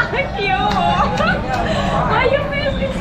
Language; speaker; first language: English; non-native, learner; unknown